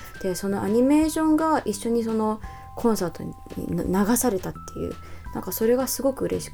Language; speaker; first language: Japanese; native; Japanese